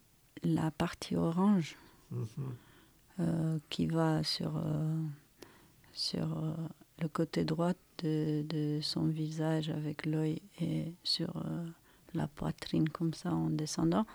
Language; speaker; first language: French; non-native, fluent; Romanian